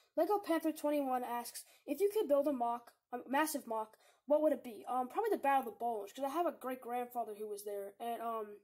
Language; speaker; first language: English; native; English